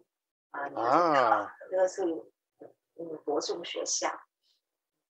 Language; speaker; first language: Chinese; non-native, learner; Vietnamese